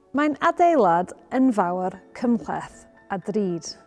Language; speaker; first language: Welsh; non-native, learner; English